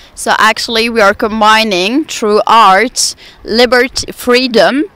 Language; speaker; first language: English; non-native, fluent; Italian